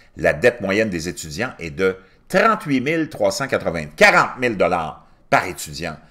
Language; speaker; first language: French; native; French